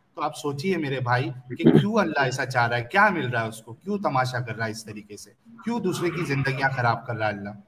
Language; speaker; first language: Hindi; native; Hindi